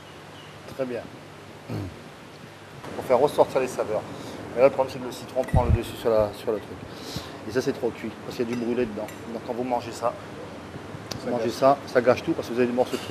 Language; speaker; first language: French; native; French